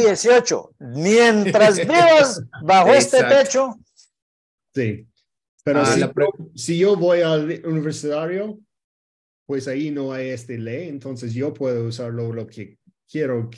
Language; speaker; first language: Spanish; early bilingual, heritage; Spanish